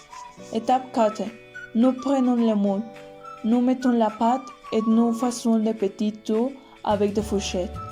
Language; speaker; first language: French; non-native, learner; Spanish